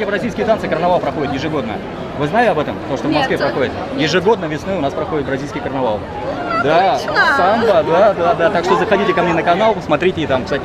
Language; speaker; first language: Russian; native; Russian